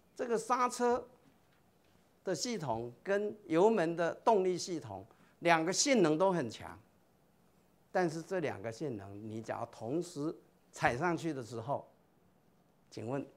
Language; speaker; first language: Chinese; native; Chinese